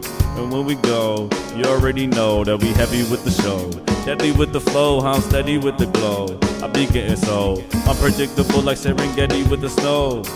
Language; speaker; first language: English; native; English